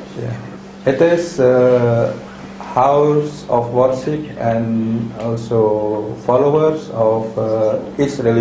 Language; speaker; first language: English; non-native, fluent; Indonesian